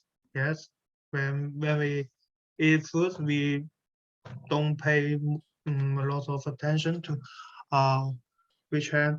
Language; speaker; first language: English; non-native, learner; Chinese